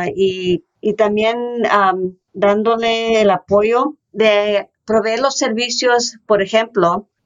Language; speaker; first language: Spanish; early bilingual, heritage; Spanish